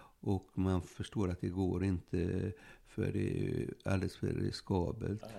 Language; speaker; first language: Swedish; early bilingual, other home language; Polish